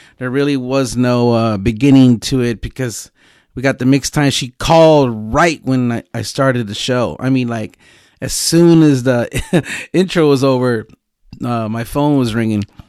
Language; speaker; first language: English; early bilingual, other home language; Spanish